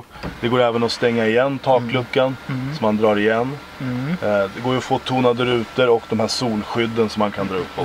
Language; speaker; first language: Swedish; native; Swedish